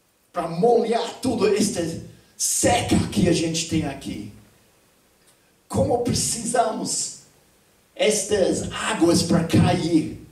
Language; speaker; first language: Portuguese; non-native, fluent; English